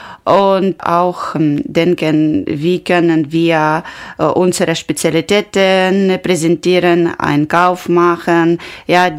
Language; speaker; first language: German; non-native, learner; Ukrainian